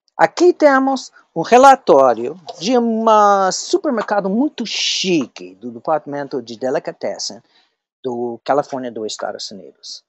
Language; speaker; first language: Portuguese; non-native, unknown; English